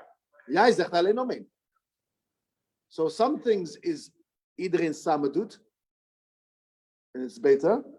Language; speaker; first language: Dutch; non-native, learner; English